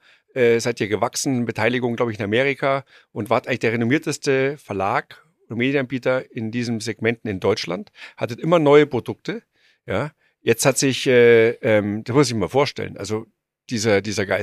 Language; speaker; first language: German; native; German